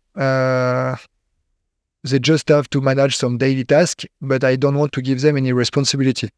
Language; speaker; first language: English; non-native, fluent; French